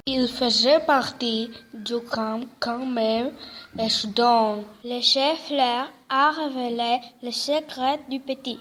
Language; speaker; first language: French; non-native, learner; Greek